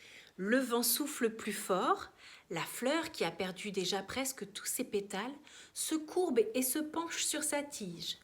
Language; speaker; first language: French; native; French